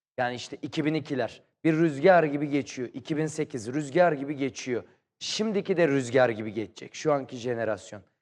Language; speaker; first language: Turkish; native; Turkish